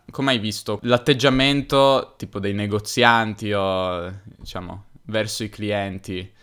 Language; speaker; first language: Italian; native; Italian